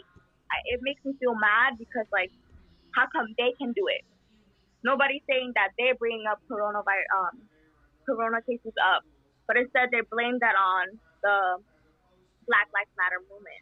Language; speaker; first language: English; non-native, fluent; Spanish